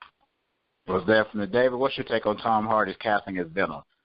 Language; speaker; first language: English; native; English